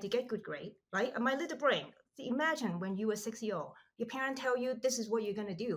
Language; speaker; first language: English; non-native, local second language; Cantonese